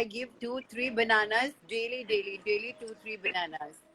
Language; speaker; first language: English; non-native, learner; Hindi